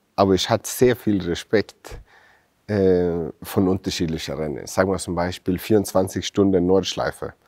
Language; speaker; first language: German; non-native, fluent; Swedish